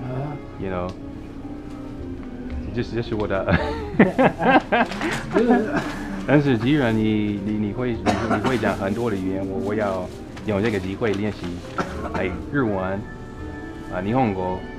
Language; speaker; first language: Chinese; non-native, fluent; English